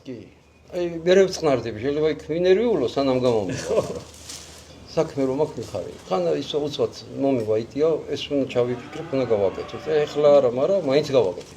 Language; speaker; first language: Georgian; native; Georgian